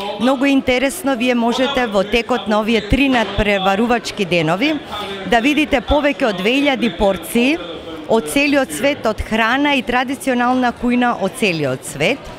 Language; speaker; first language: Macedonian; native; Macedonian